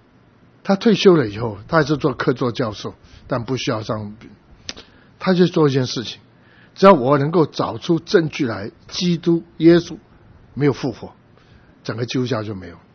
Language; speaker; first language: Chinese; native; Chinese